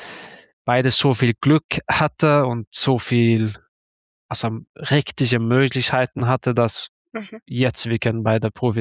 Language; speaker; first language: German; non-native, learner; Norwegian